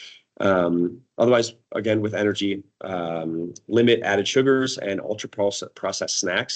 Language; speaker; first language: English; native; English